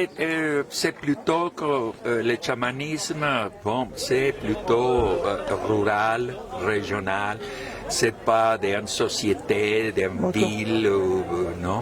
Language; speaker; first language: French; non-native, fluent; Spanish